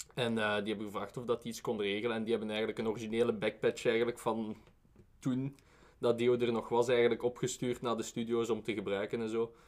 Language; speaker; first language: Dutch; native; Dutch